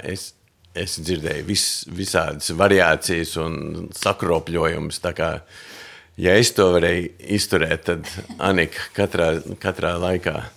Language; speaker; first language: Latvian; early bilingual, heritage; Latvian